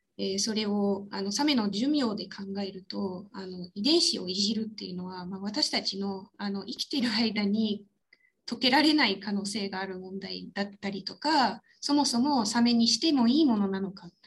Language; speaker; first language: Japanese; non-native, fluent; French